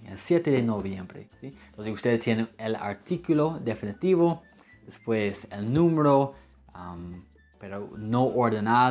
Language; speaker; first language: Spanish; non-native, fluent; English